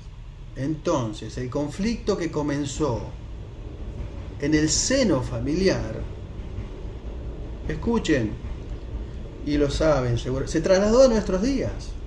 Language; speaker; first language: Spanish; native; Spanish